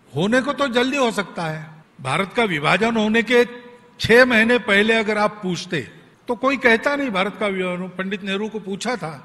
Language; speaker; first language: Hindi; non-native, local second language; Marathi